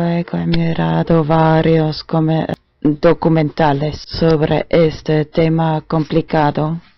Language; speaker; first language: Spanish; non-native, fluent; German